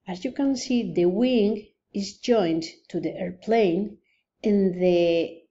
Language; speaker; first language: English; non-native, fluent; Spanish